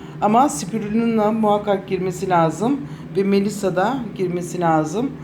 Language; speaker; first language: Turkish; native; Turkish